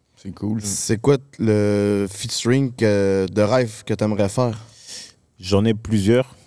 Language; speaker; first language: French; native; French